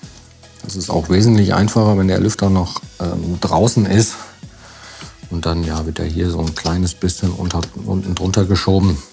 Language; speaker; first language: German; native; German